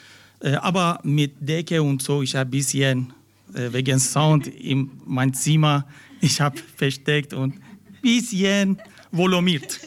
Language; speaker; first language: German; non-native, learner; Persian